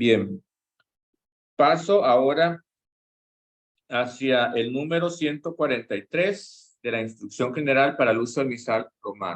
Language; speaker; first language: Spanish; native; Spanish